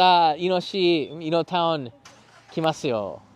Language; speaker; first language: Japanese; non-native, learner; English